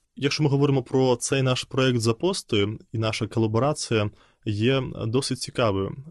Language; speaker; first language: Ukrainian; non-native, fluent; Russian